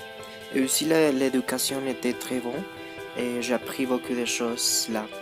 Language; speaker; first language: French; non-native, learner; Spanish